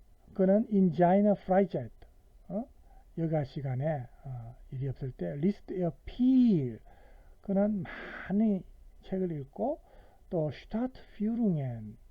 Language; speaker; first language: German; non-native, fluent; Korean